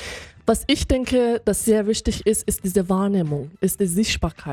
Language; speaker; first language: German; non-native, fluent; Persian